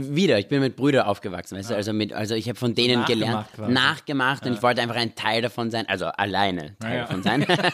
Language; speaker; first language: German; native; German